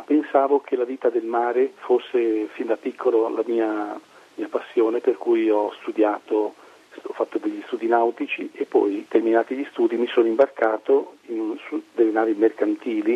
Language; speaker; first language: Italian; native; Italian